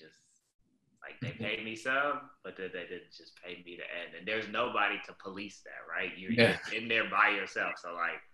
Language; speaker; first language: English; native; English